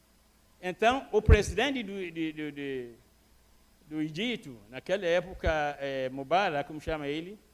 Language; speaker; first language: Portuguese; non-native, fluent; Arabic